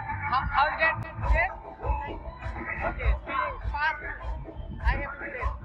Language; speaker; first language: English; non-native, local second language; Hindi